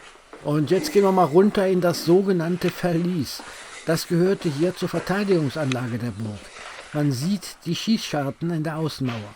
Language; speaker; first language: German; native; German